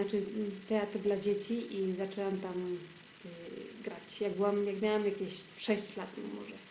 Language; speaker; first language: Polish; early bilingual, heritage; Polish